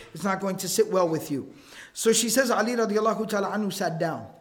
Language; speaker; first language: English; native; English